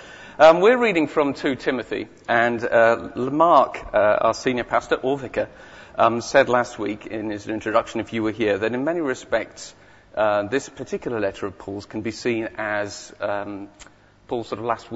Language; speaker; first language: English; native; English